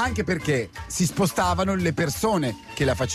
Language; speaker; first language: Italian; native; Italian